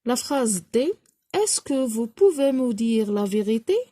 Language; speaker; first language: French; non-native, local second language; Arabic